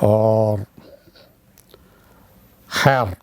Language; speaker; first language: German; non-native, fluent; Malayalam